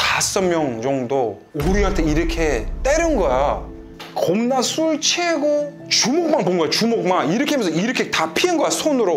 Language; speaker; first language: Korean; non-native, fluent; English